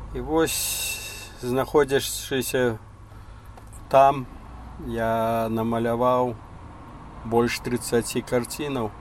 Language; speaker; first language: Belarusian; native; Belarusian